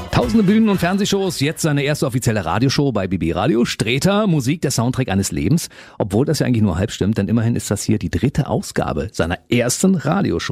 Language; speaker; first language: German; native; German